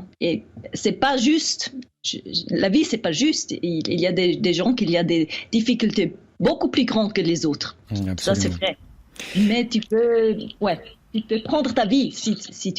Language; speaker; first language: French; non-native, fluent; Swiss German